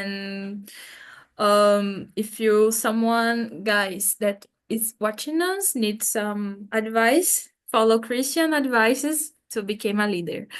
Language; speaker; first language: English; non-native, fluent; Portuguese